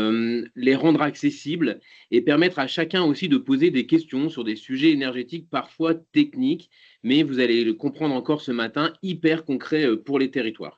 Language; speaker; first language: French; native; French